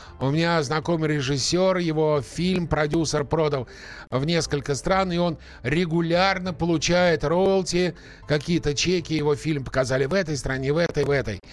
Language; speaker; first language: Russian; native; Russian